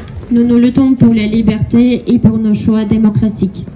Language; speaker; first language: French; non-native, fluent; Ukrainian